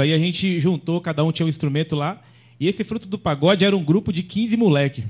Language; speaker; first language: Portuguese; native; Portuguese